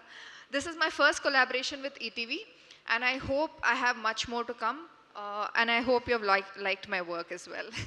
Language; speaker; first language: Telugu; non-native, local second language; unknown